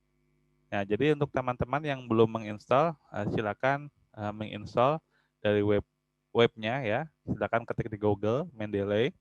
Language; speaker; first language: Indonesian; native; Indonesian